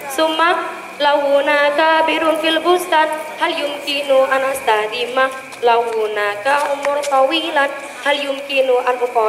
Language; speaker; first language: Arabic; non-native, learner; Indonesian